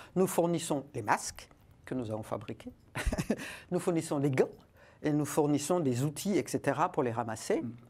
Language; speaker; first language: French; non-native, local second language; Rundi